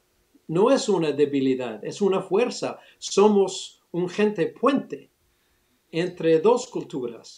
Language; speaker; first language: Spanish; early bilingual, other home language; English